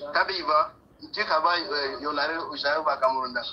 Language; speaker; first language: Turkish; non-native, fluent; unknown